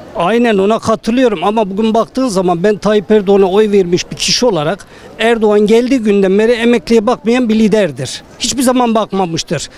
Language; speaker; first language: Turkish; native; Turkish